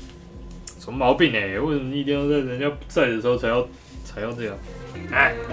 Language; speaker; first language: Chinese; native; Chinese